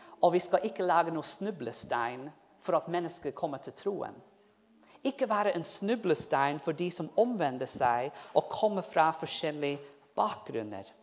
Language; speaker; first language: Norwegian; non-native, fluent; English